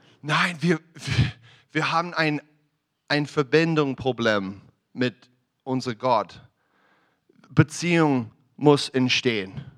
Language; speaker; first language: German; non-native, fluent; English